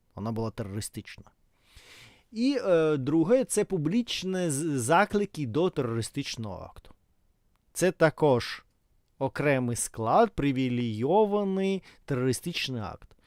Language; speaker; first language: Ukrainian; non-native, fluent; Russian